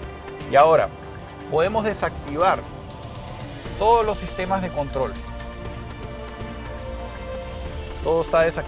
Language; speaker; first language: Spanish; native; Spanish